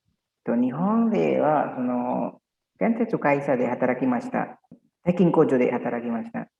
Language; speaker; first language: Japanese; non-native, learner; Indonesian